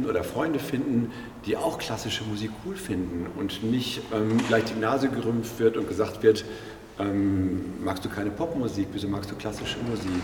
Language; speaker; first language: German; native; German